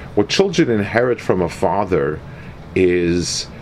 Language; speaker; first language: English; native; English